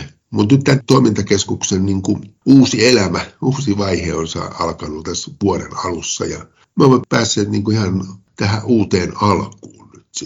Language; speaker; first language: Finnish; native; Finnish